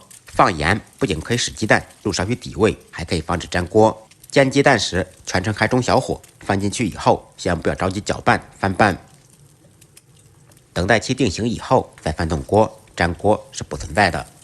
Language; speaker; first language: Chinese; native; Chinese